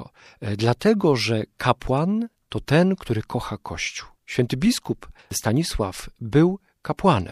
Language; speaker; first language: Polish; native; Polish